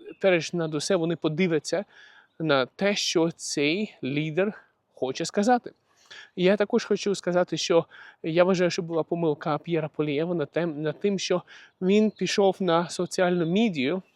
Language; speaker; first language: Ukrainian; non-native, local second language; Russian